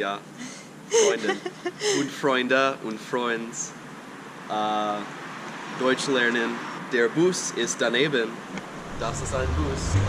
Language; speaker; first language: German; non-native, learner; English